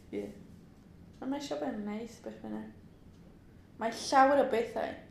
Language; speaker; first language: Welsh; non-native, learner; Spanish